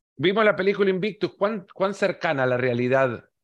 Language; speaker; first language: Spanish; native; Spanish